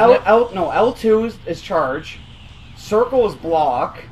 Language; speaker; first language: English; native; English